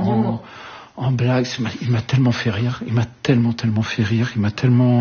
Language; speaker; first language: French; early bilingual, other home language; Arabic